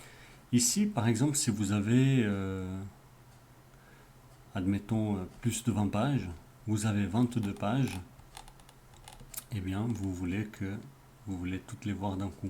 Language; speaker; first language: French; native; French